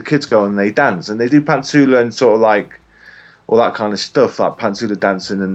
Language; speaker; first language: English; native; English